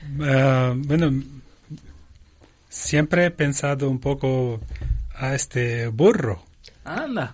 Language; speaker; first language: Spanish; non-native, learner; Arabic